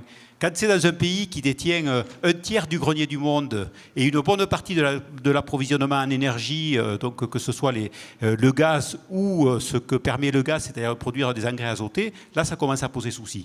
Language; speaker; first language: French; native; French